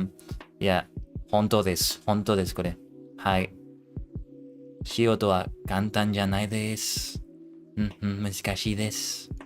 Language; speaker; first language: Japanese; non-native, learner; English